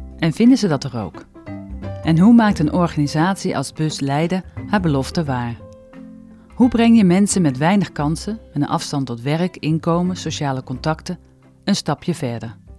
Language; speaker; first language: Dutch; native; Dutch